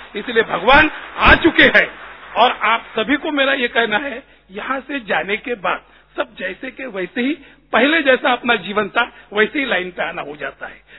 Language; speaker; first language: Hindi; native; Hindi